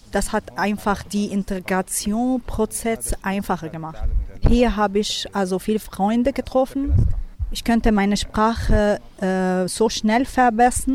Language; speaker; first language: German; non-native, learner; Arabic